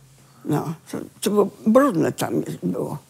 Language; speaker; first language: Polish; early bilingual, heritage; Polish